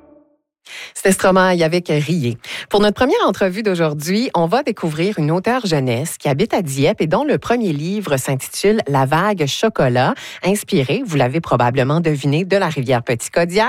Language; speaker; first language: French; native; French